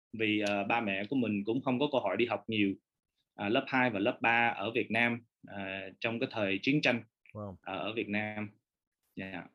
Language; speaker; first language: Vietnamese; early bilingual, heritage; Vietnamese